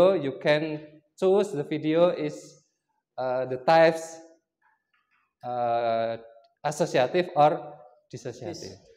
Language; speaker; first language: English; non-native, learner; Indonesian